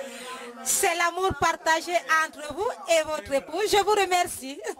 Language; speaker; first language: French; non-native, fluent; Italian